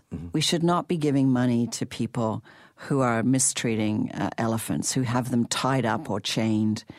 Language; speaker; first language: English; native; English